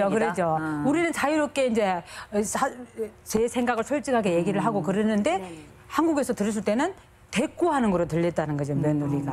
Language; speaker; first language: Korean; non-native, fluent; Chinese